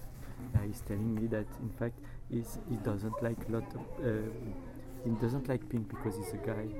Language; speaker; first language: English; non-native, fluent; French